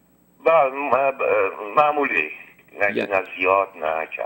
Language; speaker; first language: Persian; early bilingual, heritage; Persian